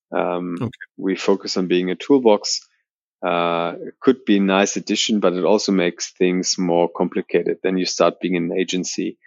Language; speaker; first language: English; non-native, fluent; German